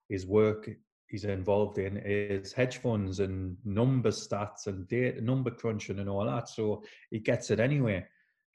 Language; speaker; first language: English; native; English